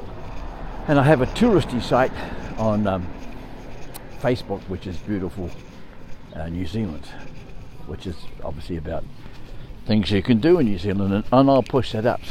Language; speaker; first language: English; native; English